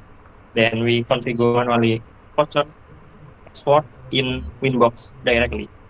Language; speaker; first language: English; non-native, learner; Indonesian